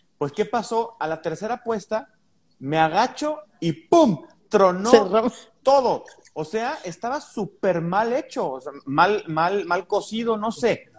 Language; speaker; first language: Spanish; native; Spanish